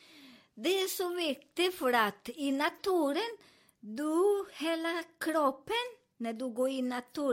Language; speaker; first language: Swedish; non-native, learner; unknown